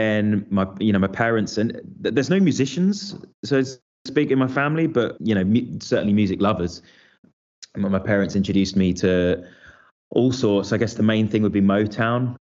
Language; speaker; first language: English; native; English